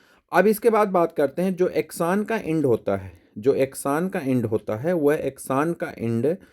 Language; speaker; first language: Hindi; native; Hindi